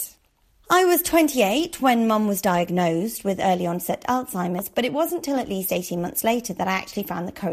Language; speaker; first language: English; native; English